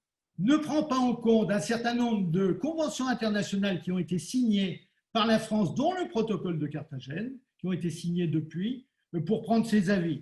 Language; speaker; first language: French; native; French